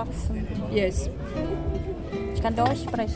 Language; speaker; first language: German; non-native, learner; Thai